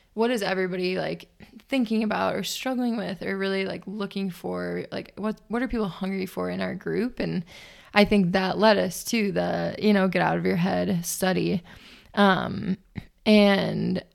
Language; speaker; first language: English; native; English